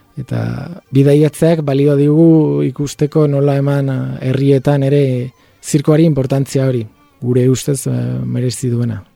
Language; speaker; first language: Basque; non-native, fluent; Spanish